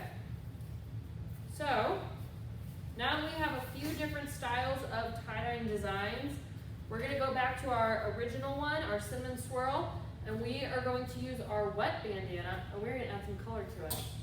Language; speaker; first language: English; native; English